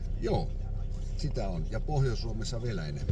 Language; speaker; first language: Finnish; native; Finnish